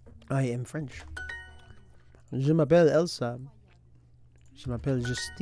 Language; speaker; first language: French; non-native, learner; English